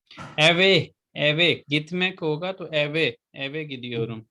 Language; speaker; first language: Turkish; non-native, learner; Urdu